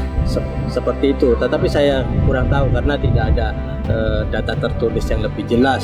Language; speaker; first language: Malay; native; Malay